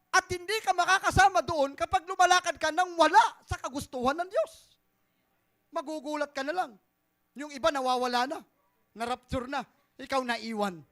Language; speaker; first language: Filipino; non-native, local second language; Bikol